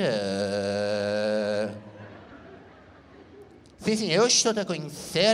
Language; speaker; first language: Portuguese; native; Portuguese